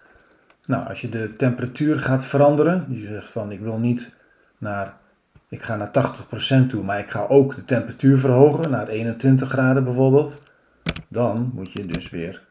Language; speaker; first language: Dutch; native; Dutch